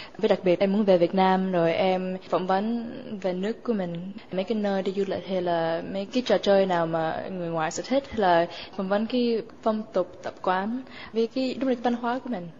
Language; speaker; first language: Vietnamese; early bilingual, other home language; English